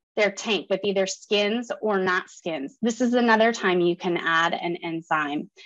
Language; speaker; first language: English; native; English